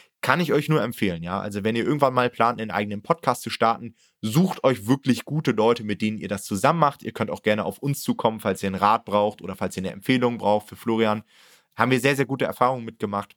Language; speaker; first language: German; native; German